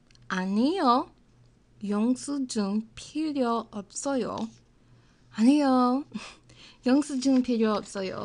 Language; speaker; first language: Korean; non-native, learner; English